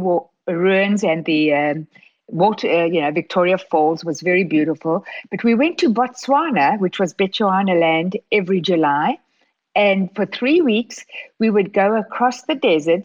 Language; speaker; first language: English; native; English